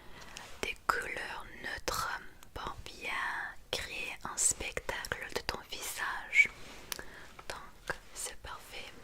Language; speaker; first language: French; non-native, learner; English